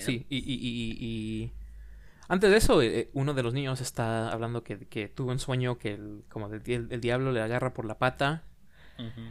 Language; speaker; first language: Spanish; non-native, learner; English